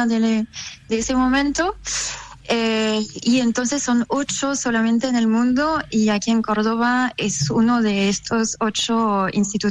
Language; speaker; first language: Spanish; non-native, fluent; French